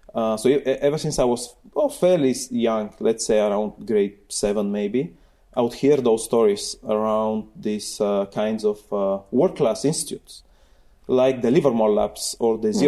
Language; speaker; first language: English; non-native, fluent; Bulgarian